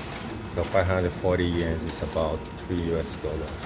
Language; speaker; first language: English; non-native, fluent; Portuguese